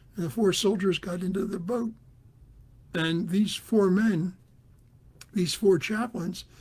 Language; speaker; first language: English; native; English